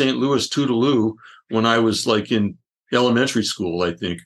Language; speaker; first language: English; native; English